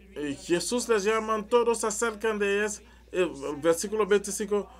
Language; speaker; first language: Spanish; non-native, learner; French